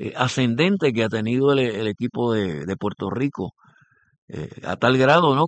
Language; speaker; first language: Spanish; native; Spanish